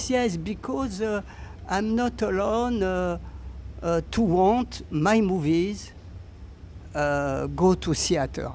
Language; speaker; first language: English; non-native, learner; French